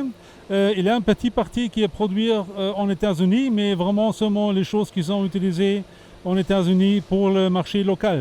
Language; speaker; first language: French; non-native, fluent; German